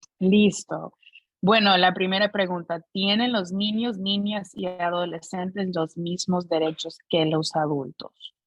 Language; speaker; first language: Spanish; non-native, fluent; English